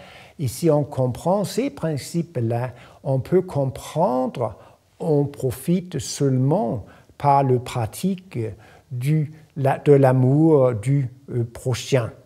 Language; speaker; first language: French; non-native, fluent; Danish